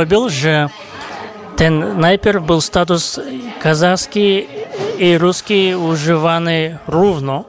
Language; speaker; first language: Polish; non-native, fluent; Kazakh